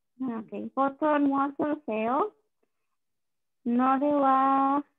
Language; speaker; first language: Korean; non-native, learner; Spanish